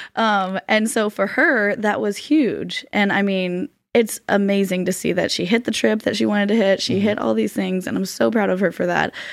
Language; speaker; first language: English; native; English